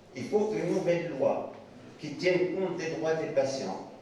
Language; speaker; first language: French; non-native, local second language; Arabic